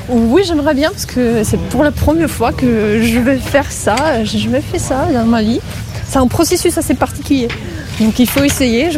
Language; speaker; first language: French; non-native, fluent; Russian